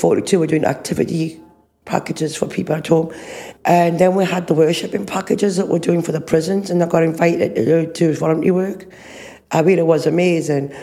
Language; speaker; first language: English; native; English